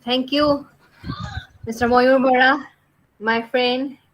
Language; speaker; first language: English; non-native, local second language; Assamese